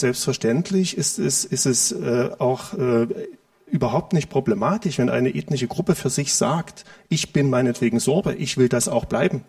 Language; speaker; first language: German; native; German